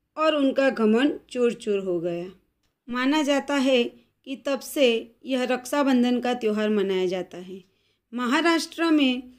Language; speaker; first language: Hindi; non-native, local second language; Gujarati